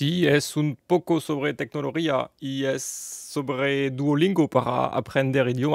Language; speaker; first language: Spanish; non-native, learner; French